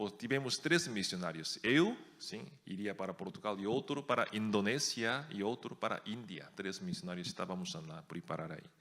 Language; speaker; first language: Portuguese; non-native, fluent; Korean